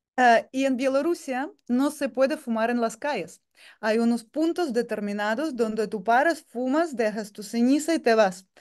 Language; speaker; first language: Spanish; non-native, fluent; Russian